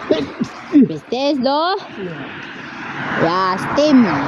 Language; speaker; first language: German; non-native, learner; Cebuano